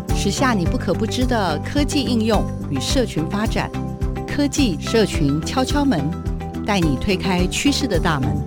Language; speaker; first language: Chinese; native; Chinese